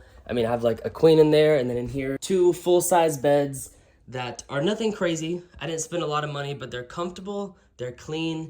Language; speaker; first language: English; native; English